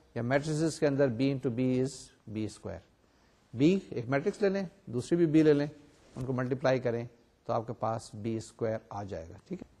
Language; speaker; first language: Urdu; native; Urdu